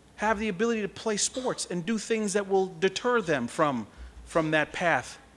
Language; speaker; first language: English; early bilingual, other home language; Kabuverdianu